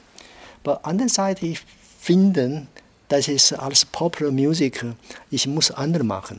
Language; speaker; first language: German; non-native, learner; Chinese